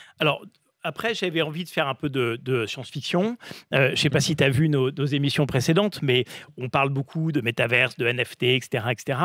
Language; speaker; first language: French; native; French